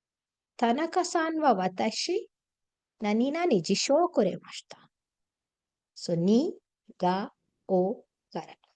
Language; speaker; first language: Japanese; non-native, fluent; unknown